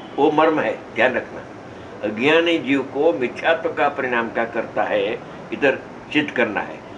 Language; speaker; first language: Hindi; non-native, local second language; Gujarati